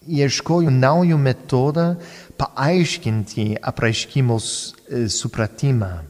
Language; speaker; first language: Lithuanian; non-native, fluent; English